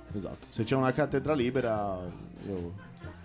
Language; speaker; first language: Italian; native; Italian